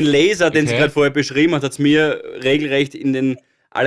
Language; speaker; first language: German; native; German